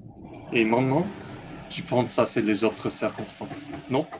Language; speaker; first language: French; non-native, learner; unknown